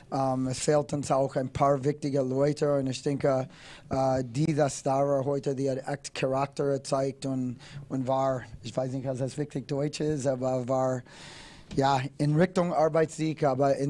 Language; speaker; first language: German; non-native, fluent; English